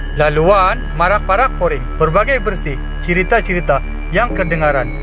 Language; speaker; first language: Malay; native; Malay